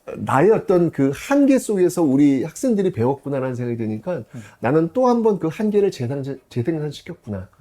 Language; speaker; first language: Korean; native; Korean